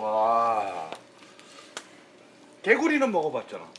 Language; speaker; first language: Korean; native; Korean